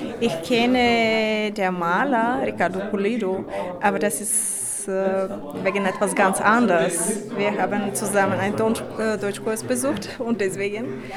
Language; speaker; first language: German; non-native, learner; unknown